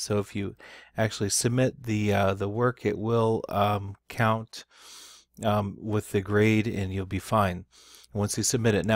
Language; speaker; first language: English; native; English